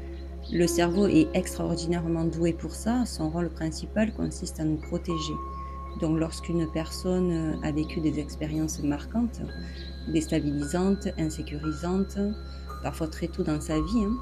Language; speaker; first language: French; native; French